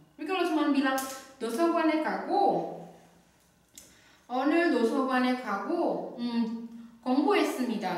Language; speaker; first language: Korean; non-native, fluent; Indonesian